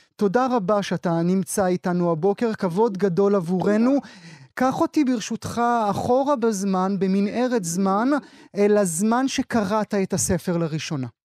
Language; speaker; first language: Hebrew; native; Hebrew